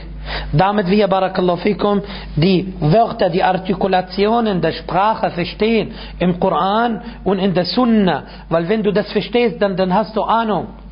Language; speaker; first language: German; non-native, fluent; Arabic